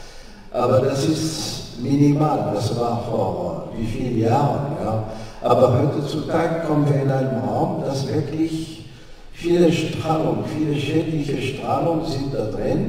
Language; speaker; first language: German; non-native, fluent; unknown